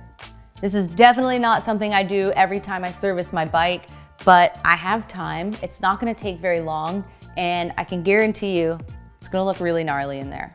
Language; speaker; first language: English; native; English